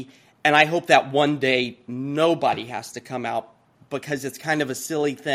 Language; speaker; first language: English; native; English